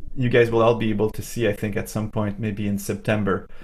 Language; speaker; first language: English; non-native, fluent; French